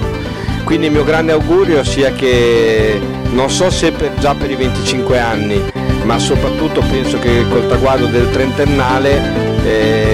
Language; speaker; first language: Italian; native; Italian